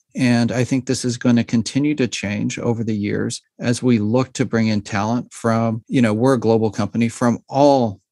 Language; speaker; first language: English; native; English